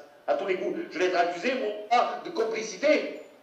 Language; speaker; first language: French; native; French